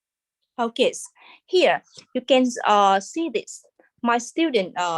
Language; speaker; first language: English; non-native, fluent; Vietnamese